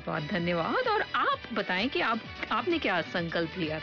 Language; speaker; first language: Hindi; native; Hindi